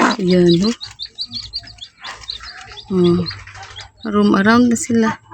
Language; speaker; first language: Filipino; non-native, local second language; Cebuano